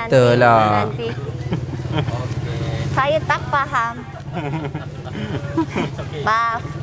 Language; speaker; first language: Indonesian; non-native, learner; Korean